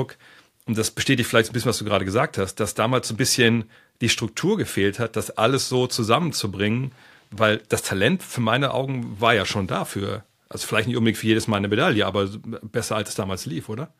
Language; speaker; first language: German; native; German